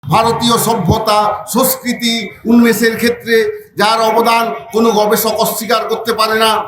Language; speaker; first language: Bangla; non-native, local second language; Santali